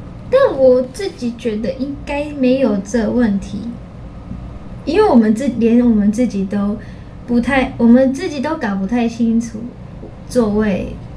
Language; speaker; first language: Chinese; non-native, fluent; Japanese